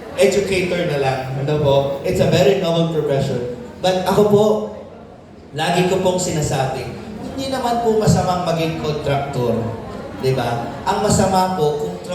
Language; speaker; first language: Filipino; non-native, local second language; Pangasinan